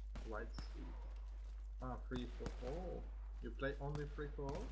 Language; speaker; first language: English; non-native, learner; Russian